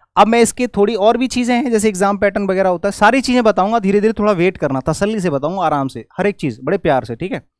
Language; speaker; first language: Hindi; native; Hindi